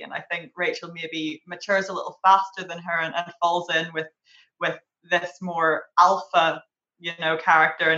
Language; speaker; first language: English; native; English